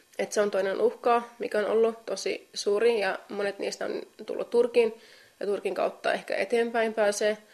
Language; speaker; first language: Finnish; non-native, fluent; Kurdish